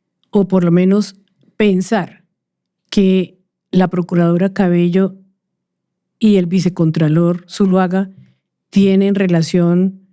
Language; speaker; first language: Spanish; native; Spanish